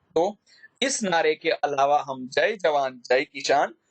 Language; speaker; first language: Hindi; non-native, local second language; Gujarati